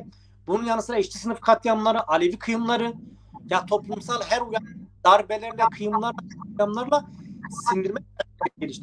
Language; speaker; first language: Turkish; native; Turkish